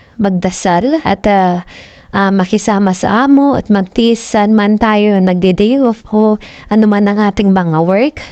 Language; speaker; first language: Filipino; non-native, local second language; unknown